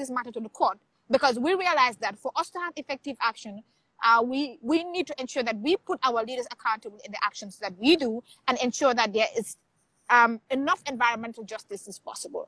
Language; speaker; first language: English; non-native, local second language; Wolof